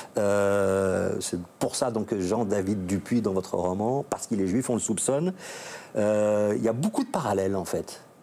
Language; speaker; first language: French; native; French